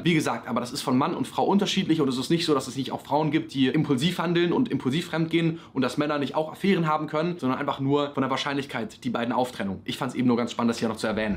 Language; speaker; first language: German; native; German